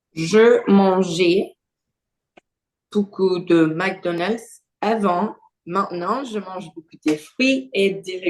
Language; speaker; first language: French; non-native, learner; Portuguese